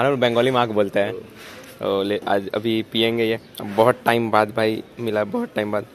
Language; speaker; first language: Hindi; native; Hindi